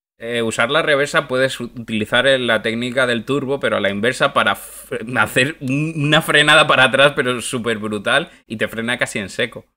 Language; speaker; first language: Spanish; native; Spanish